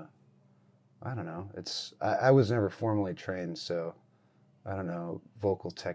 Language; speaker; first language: English; native; English